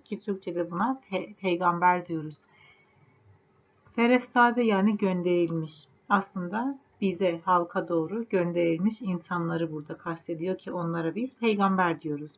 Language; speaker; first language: Turkish; non-native, fluent; Persian